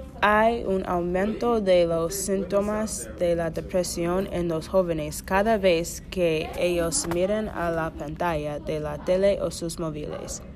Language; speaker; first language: Spanish; non-native, learner; English